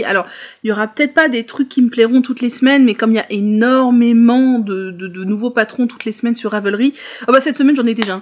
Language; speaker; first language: French; native; French